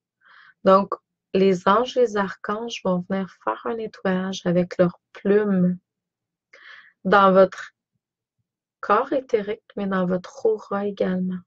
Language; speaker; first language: French; native; French